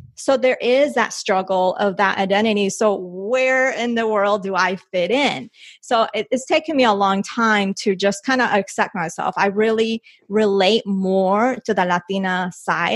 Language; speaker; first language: English; early bilingual, other home language; Spanish